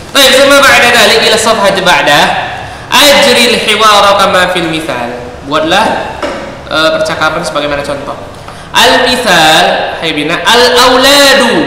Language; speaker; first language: Arabic; non-native, fluent; Indonesian